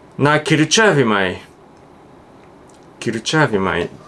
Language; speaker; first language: Lithuanian; non-native, learner; Japanese